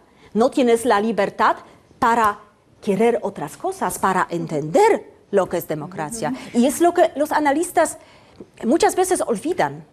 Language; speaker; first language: Spanish; non-native, fluent; Polish